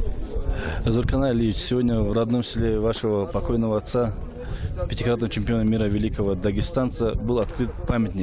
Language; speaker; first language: Russian; native; Russian